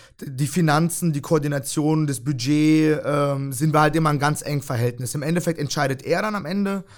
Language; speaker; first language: German; early bilingual, other home language; Russian